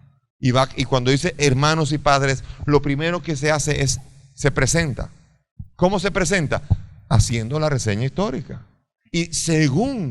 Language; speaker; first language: Spanish; native; Spanish